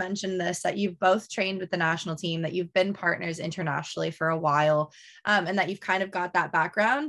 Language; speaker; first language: English; native; English